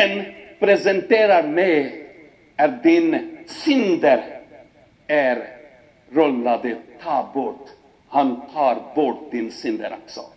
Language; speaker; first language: Swedish; non-native, fluent; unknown